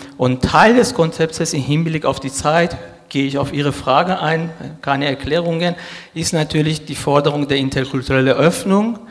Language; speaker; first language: German; non-native, fluent; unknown